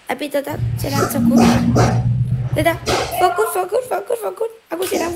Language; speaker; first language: Indonesian; non-native, learner; Vietnamese